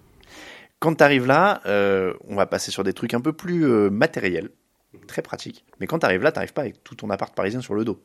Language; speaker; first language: French; native; French